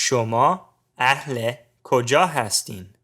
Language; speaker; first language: Persian; non-native, learner; English